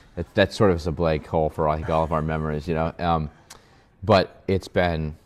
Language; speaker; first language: English; native; English